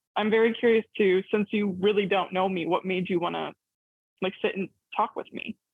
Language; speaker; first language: English; early bilingual, other home language; Arabic